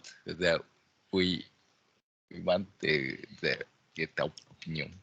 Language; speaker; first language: English; non-native, learner; Japanese